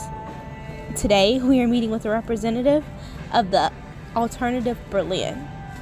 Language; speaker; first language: English; native; English